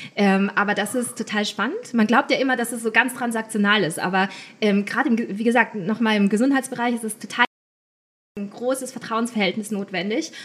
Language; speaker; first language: German; native; German